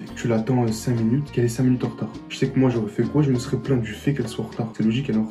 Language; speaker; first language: French; native; French